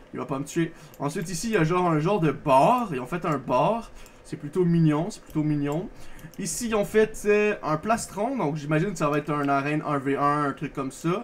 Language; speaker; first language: French; native; French